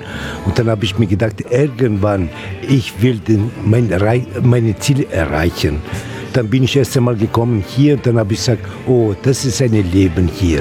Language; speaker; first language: German; non-native, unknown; Italian